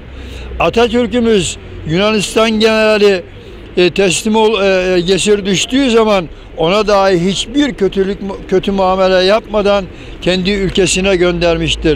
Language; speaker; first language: Turkish; native; Turkish